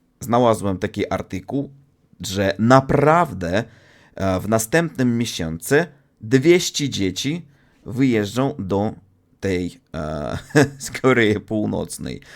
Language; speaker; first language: Polish; non-native, fluent; Russian